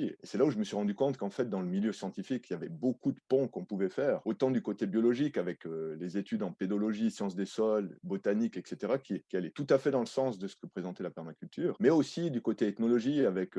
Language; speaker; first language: French; native; French